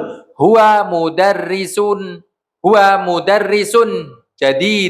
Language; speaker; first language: Arabic; non-native, learner; Indonesian